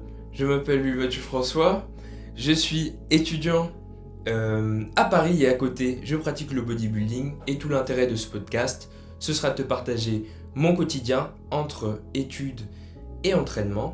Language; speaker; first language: French; native; French